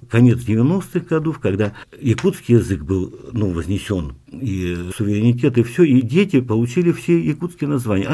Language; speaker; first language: Russian; non-native, local second language; Yakut